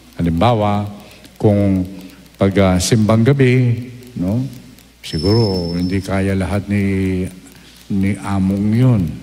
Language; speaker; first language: Filipino; non-native, local second language; Pampanga